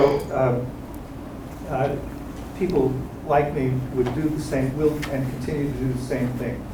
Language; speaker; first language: English; native; English